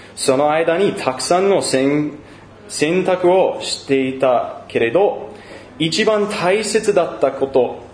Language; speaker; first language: Japanese; non-native, learner; English